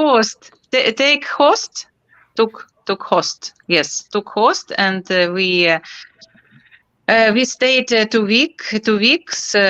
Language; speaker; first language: English; non-native, learner; Ukrainian